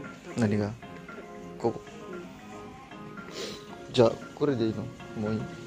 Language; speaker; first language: Japanese; non-native, learner; Indonesian